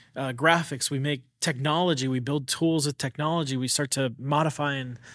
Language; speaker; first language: English; native; English